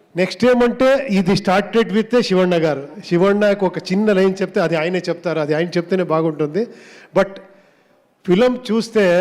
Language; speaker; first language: Telugu; non-native, learner; Kannada